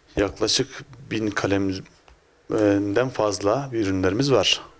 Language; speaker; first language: Turkish; native; Turkish